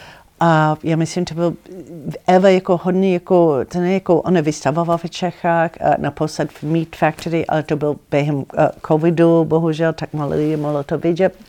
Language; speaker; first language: Czech; non-native, learner; English